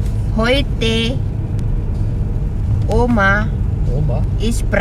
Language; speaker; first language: German; non-native, learner; Filipino